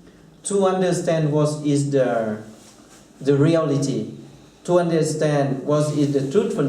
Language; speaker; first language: English; non-native, fluent; Thai